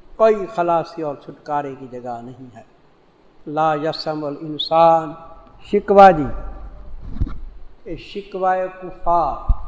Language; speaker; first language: Urdu; non-native, local second language; Punjabi